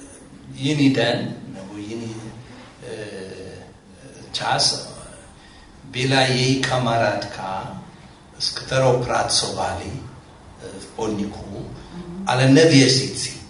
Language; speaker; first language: Czech; non-native, fluent; Amharic